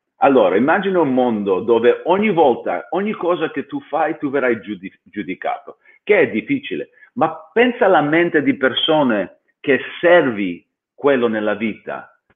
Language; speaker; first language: Italian; non-native, fluent; English